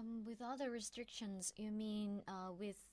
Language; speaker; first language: English; non-native, fluent; Thai